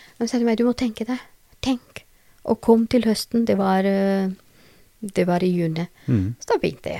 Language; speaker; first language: Norwegian; non-native, learner; Albanian